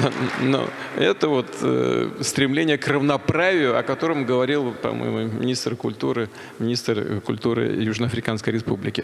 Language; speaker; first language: Russian; native; Russian